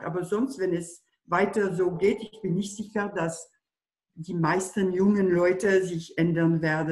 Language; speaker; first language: German; non-native, fluent; French